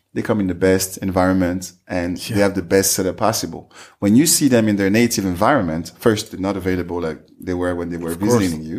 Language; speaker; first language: English; non-native, fluent; French